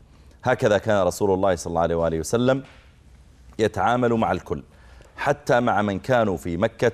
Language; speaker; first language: Arabic; native; Arabic